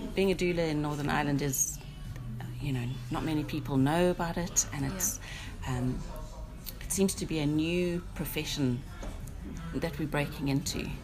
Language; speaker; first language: English; native; English